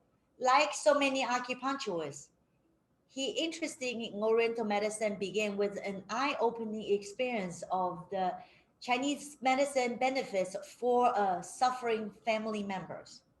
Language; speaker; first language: English; non-native, fluent; Chinese